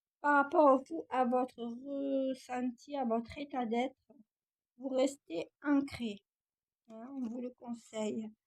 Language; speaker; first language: French; native; French